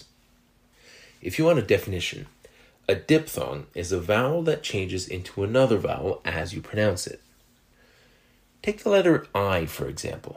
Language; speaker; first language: English; non-native, fluent; French